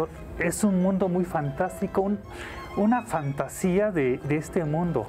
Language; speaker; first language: Spanish; native; Spanish